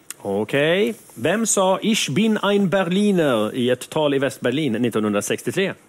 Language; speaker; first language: Swedish; native; Swedish